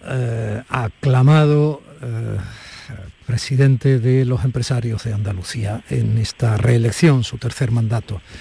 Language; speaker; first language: Spanish; native; Spanish